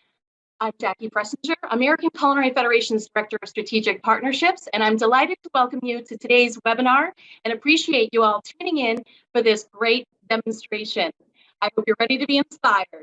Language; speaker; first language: English; native; English